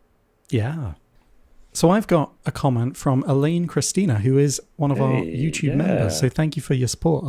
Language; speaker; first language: English; native; English